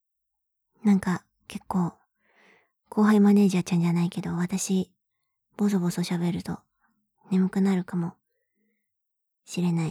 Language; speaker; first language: Japanese; native; Japanese